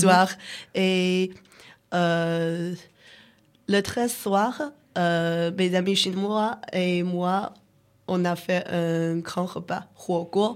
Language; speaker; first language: French; non-native, learner; Chinese